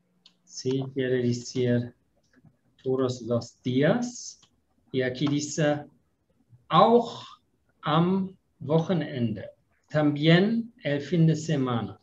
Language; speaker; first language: Spanish; non-native, fluent; German